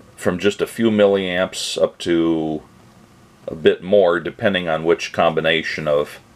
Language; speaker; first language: English; native; English